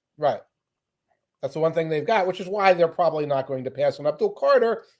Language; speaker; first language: English; native; English